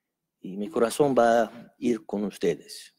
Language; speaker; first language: Spanish; non-native, fluent; English